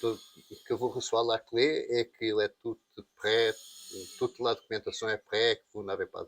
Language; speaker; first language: French; non-native, learner; Portuguese